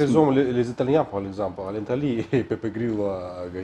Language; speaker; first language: French; non-native, learner; Ukrainian